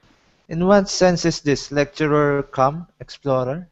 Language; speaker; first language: English; non-native, learner; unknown